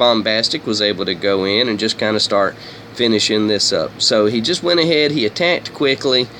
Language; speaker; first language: English; native; English